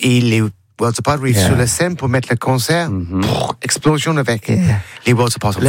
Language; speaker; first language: French; non-native, learner; English